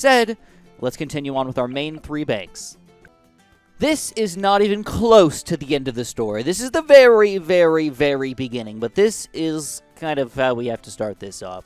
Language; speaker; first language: English; native; English